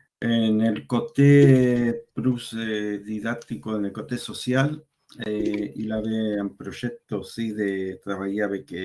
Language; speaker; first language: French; non-native, learner; Spanish